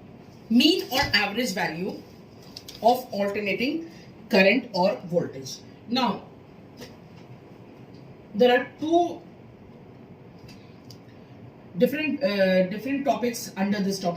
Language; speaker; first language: English; non-native, local second language; Hindi